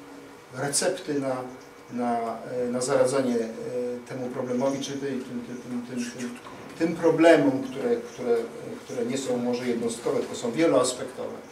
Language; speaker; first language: Polish; native; Polish